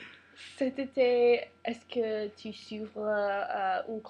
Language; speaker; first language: French; non-native, learner; English